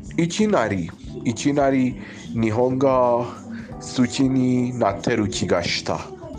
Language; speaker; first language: Japanese; non-native, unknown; Persian